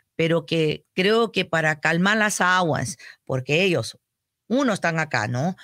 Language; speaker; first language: Spanish; early bilingual, heritage; Spanish